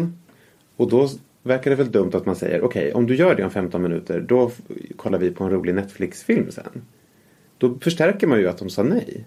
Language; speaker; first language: Swedish; native; Swedish